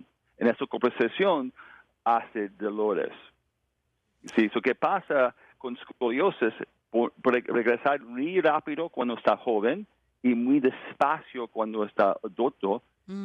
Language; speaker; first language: Spanish; non-native, learner; English